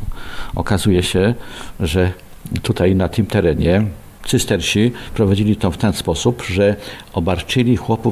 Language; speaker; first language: Polish; native; Polish